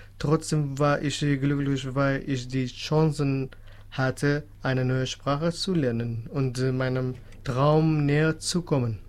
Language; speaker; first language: German; non-native, fluent; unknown